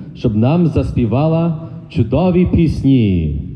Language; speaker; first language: Ukrainian; early bilingual, other home language; English